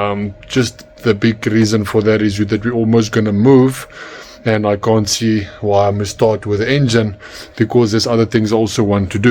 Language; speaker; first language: English; non-native, local second language; Afrikaans